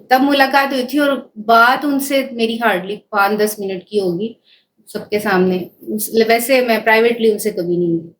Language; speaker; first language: Urdu; non-native, local second language; Punjabi